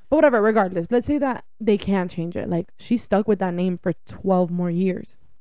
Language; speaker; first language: English; early bilingual, other home language; Spanish